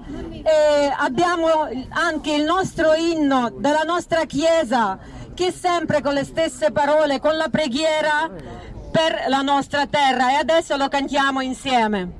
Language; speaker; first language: Italian; non-native, fluent; Ukrainian